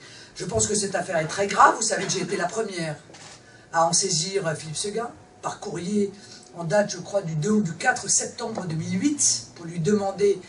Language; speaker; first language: French; native; French